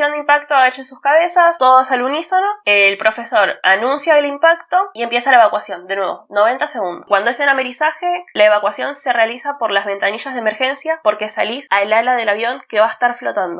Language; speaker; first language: Spanish; native; Spanish